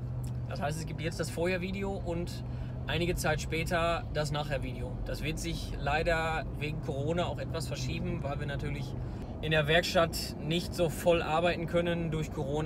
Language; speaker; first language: German; native; German